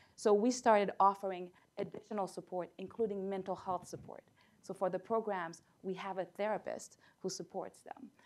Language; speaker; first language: English; early bilingual, other home language; Haitian Creole